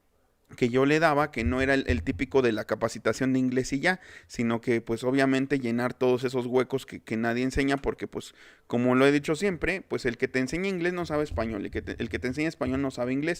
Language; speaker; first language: Spanish; native; Spanish